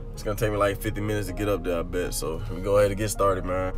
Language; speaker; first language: English; native; English